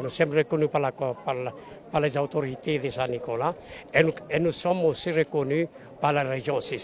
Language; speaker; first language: French; non-native, fluent; Italian